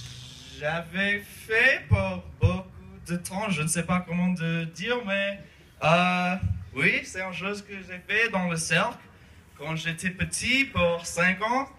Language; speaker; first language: French; non-native, learner; English